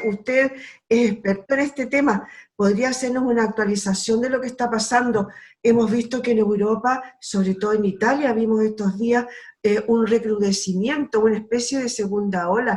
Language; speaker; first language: Spanish; native; Spanish